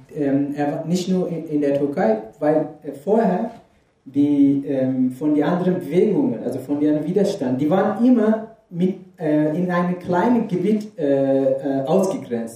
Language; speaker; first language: German; non-native, fluent; Kurdish